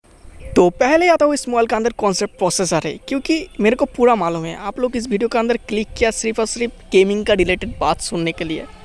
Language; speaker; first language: Hindi; non-native, local second language; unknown